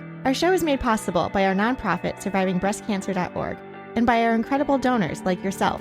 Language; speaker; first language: English; native; English